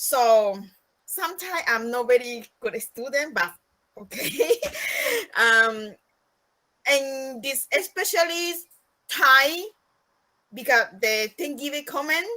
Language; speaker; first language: English; non-native, learner; Spanish